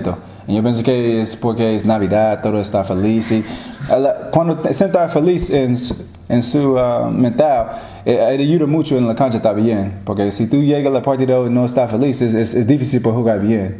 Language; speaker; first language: Spanish; non-native, learner; English